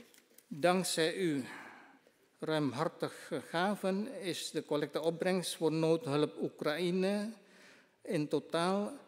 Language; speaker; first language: Dutch; non-native, fluent; Indonesian